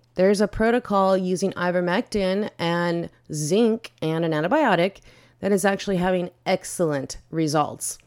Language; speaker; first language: English; native; English